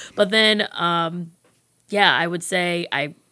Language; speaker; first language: English; native; English